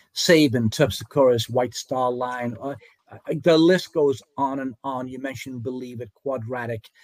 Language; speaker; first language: English; native; English